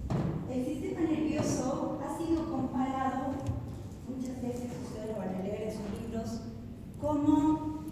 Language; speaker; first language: Spanish; native; Spanish